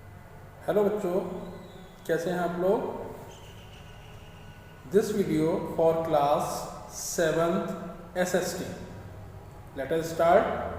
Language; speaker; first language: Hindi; native; Hindi